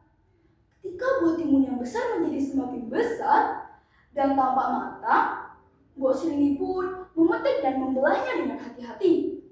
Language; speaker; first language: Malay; non-native, local second language; Balinese